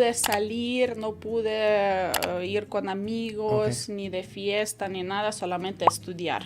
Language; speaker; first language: Spanish; non-native, fluent; Ukrainian